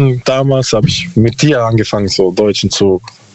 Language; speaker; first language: German; non-native, learner; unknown